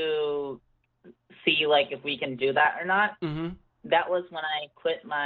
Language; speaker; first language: English; native; English